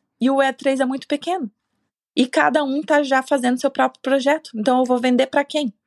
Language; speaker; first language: Portuguese; native; Portuguese